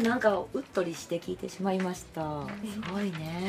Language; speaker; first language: Japanese; native; Japanese